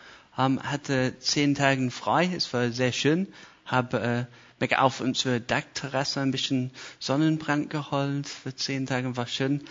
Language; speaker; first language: German; non-native, fluent; English